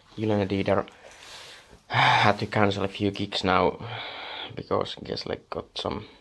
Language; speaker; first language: English; non-native, fluent; Finnish